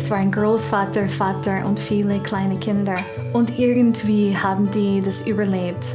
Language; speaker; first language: German; non-native, fluent; English